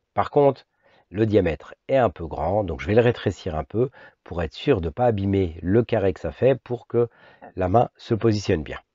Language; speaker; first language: French; native; French